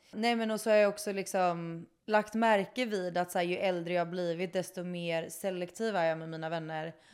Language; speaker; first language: Swedish; native; Swedish